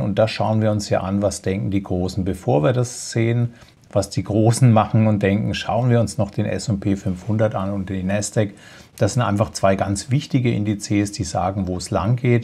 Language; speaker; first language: German; native; German